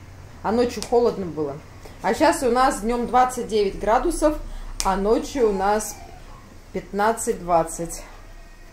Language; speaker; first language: Russian; native; Russian